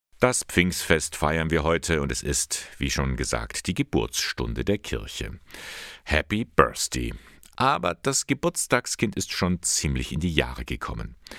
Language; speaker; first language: German; native; German